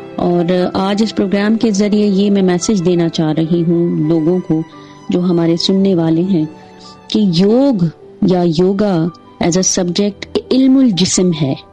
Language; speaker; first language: Urdu; non-native, local second language; Sindhi